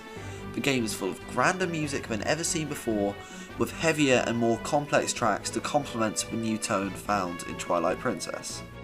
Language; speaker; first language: English; native; English